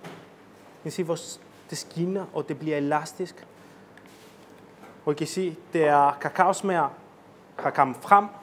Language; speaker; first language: Danish; non-native, fluent; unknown